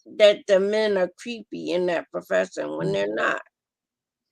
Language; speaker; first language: English; native; English